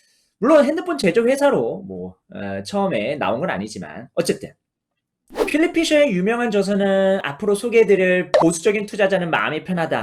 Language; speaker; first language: Korean; native; Korean